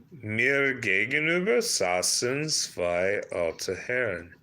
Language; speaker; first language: German; non-native, learner; English